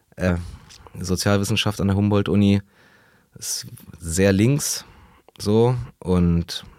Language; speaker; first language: German; native; German